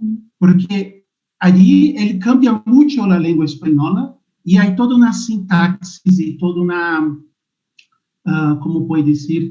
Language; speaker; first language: Spanish; non-native, fluent; Portuguese